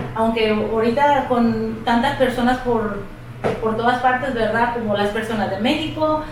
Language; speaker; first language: Spanish; native; Spanish